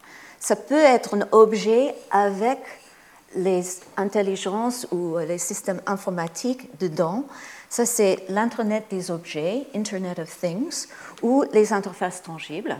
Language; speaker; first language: French; non-native, fluent; English